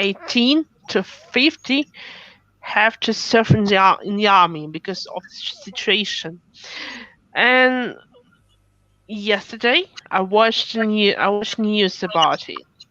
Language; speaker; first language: English; non-native, fluent; Russian